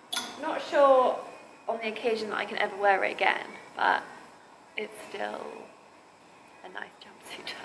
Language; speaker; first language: English; native; English